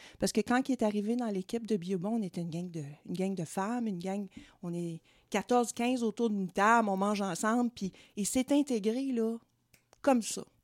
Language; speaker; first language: French; native; French